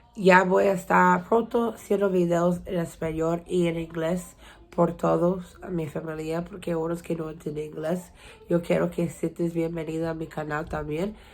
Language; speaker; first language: Spanish; non-native, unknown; English